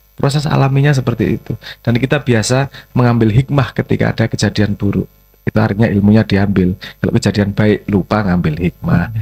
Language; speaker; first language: Indonesian; native; Indonesian